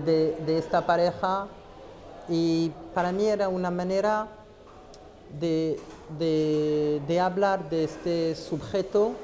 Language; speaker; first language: Spanish; non-native, fluent; French